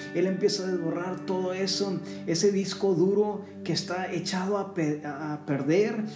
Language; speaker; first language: Spanish; early bilingual, heritage; Spanish